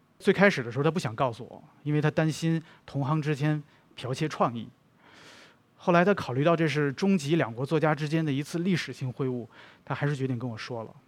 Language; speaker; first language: Chinese; native; Chinese